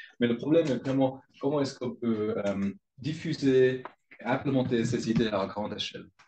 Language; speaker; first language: French; non-native, local second language; German